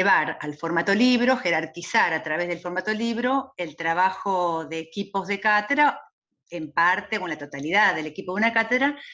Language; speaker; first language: Spanish; native; Spanish